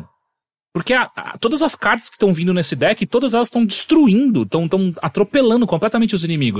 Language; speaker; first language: Portuguese; native; Portuguese